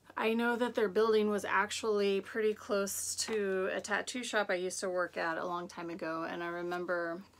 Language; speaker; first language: English; native; English